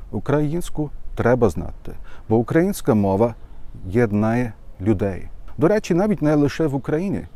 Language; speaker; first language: Ukrainian; non-native, fluent; German